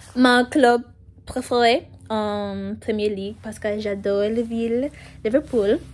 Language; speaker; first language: French; non-native, learner; English